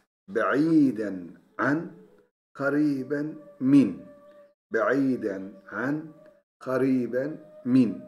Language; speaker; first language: Arabic; non-native, fluent; Turkish